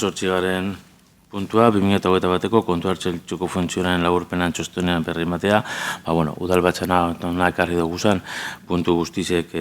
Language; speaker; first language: Basque; native; Basque